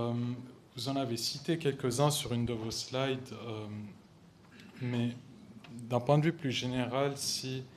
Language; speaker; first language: French; native; French